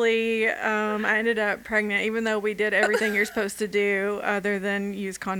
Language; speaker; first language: English; native; English